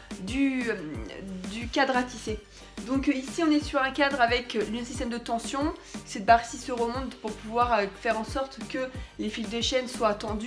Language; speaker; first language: French; native; French